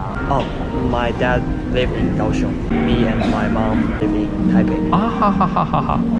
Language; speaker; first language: English; non-native, learner; Chinese